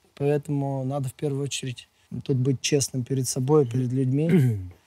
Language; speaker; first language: Russian; native; Russian